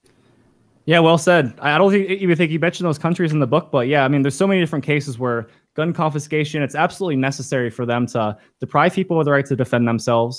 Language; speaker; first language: English; native; English